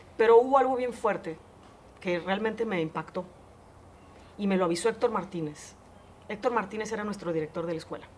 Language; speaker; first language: Spanish; native; Spanish